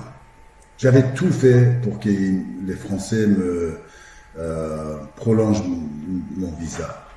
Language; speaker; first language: French; non-native, fluent; Persian